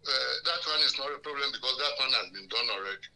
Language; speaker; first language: English; non-native, local second language; Yoruba